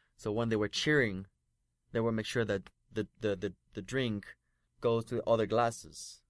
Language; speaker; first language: English; non-native, fluent; French